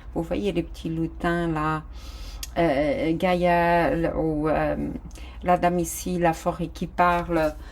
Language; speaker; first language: French; non-native, fluent; Portuguese